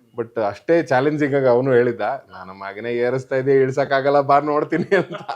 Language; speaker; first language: Kannada; native; Kannada